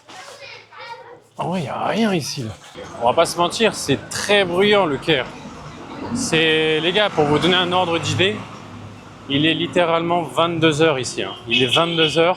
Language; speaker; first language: French; native; French